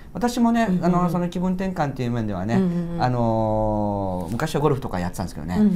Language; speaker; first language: Japanese; native; Japanese